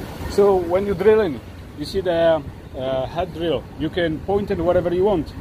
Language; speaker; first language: English; non-native, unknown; Polish